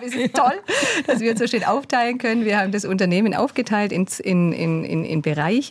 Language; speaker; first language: German; native; German